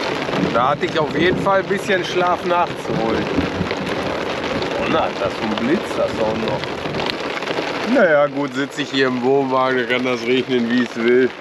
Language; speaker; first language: German; native; German